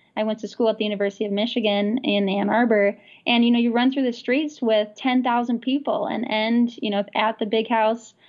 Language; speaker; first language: English; native; English